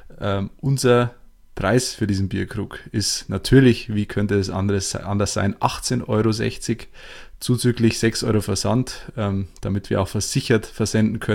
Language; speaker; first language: German; native; German